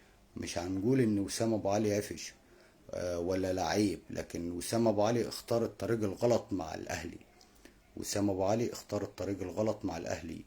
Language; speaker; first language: Arabic; native; Arabic